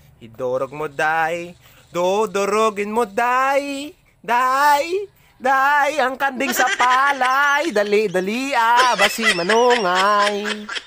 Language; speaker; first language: Filipino; non-native, local second language; Aklanon